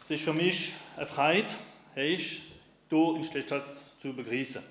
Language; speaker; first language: German; non-native, local second language; French